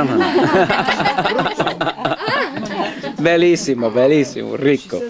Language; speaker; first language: Italian; non-native, learner; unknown